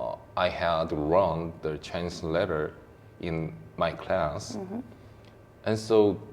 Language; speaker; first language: English; non-native, learner; Korean